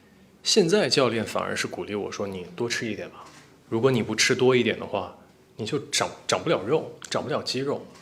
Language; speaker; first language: Chinese; native; Chinese